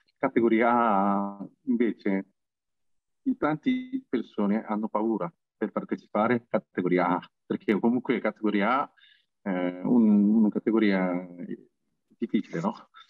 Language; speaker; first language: Italian; non-native, learner; Korean